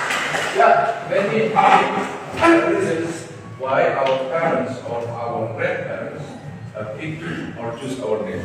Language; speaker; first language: English; non-native, fluent; Indonesian